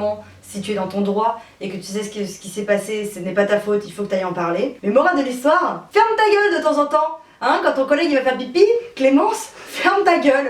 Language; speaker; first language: French; native; French